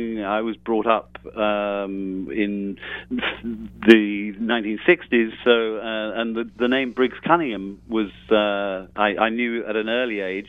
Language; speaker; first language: English; native; English